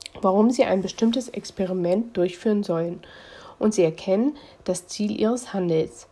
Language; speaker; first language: German; native; German